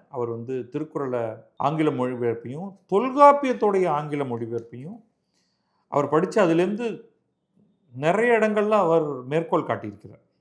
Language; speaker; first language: Tamil; native; Tamil